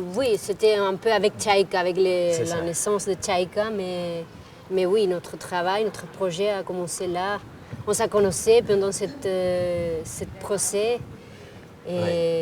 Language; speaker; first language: French; non-native, fluent; Spanish